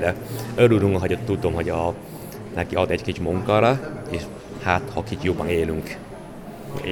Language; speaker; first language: Hungarian; non-native, learner; Chinese